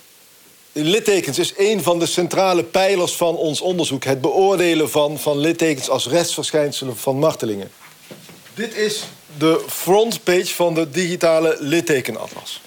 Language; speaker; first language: Dutch; native; Dutch